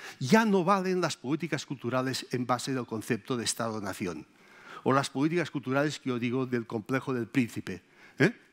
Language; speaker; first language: Spanish; native; Spanish